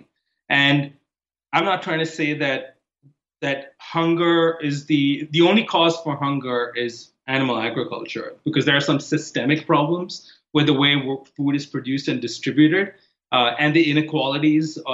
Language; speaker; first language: English; non-native, local second language; Hindi